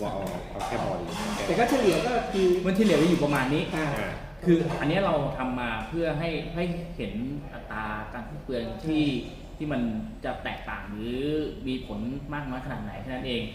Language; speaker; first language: Thai; native; Thai